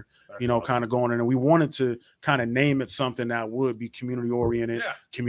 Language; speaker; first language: English; native; English